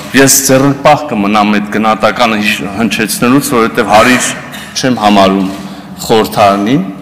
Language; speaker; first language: Armenian; native; Armenian